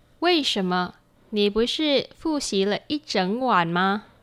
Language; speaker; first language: Chinese; non-native, fluent; Vietnamese